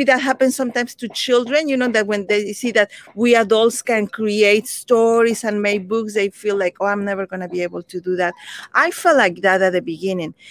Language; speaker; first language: English; non-native, fluent; Spanish